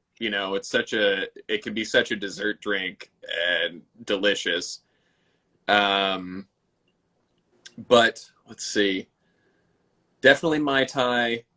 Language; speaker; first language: English; native; English